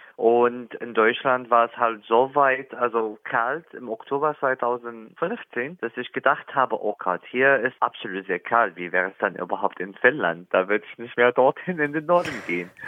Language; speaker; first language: German; non-native, fluent; Arabic